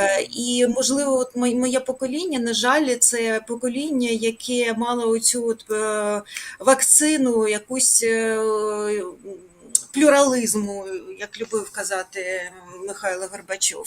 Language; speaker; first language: Ukrainian; native; Ukrainian